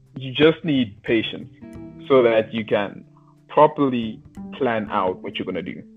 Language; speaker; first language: English; non-native, local second language; Shona